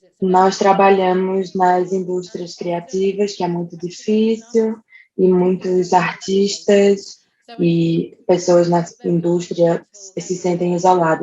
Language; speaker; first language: Portuguese; non-native, fluent; English